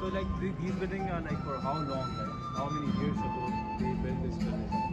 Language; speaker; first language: English; non-native, fluent; Hindi